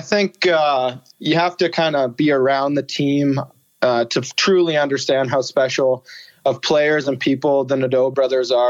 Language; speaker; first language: English; native; English